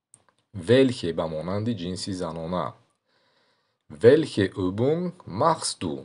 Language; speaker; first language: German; non-native, learner; Tajik